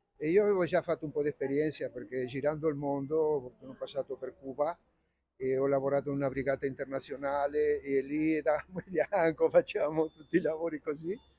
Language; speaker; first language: Italian; non-native, fluent; Spanish